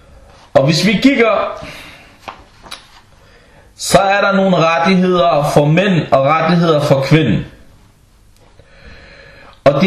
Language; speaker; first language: Danish; non-native, local second language; Arabic